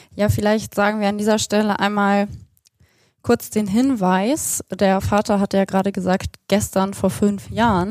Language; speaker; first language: German; native; German